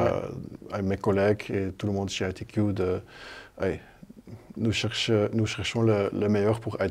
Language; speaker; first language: French; non-native, local second language; Dutch